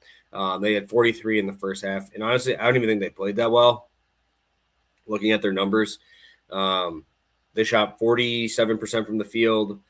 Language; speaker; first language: English; native; English